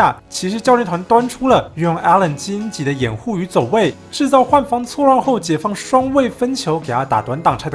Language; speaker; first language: Chinese; native; Chinese